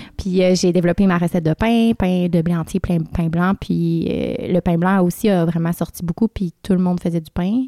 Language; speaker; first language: French; native; French